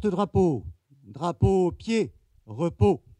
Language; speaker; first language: French; native; French